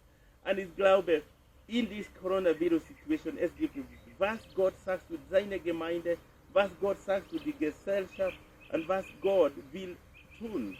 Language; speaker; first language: German; non-native, fluent; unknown